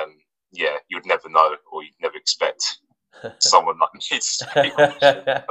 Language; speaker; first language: English; non-native, local second language; Russian